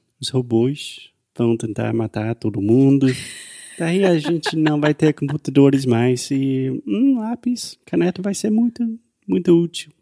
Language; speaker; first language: Portuguese; non-native, fluent; English